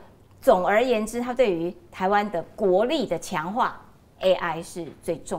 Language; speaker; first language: Chinese; native; Chinese